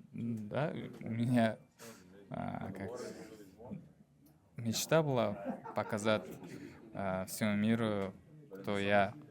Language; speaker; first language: Russian; non-native, learner; Uzbek